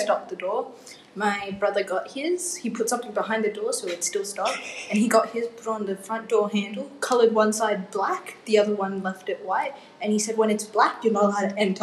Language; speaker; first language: English; native; English